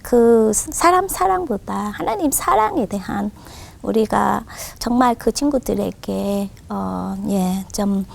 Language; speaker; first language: Korean; non-native, fluent; Vietnamese